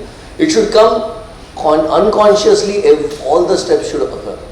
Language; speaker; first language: English; non-native, local second language; Marathi